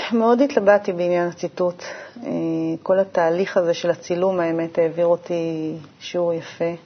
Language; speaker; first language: Hebrew; native; Hebrew